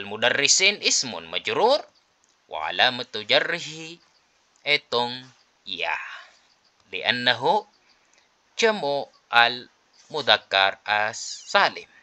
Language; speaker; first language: Arabic; non-native, fluent; Filipino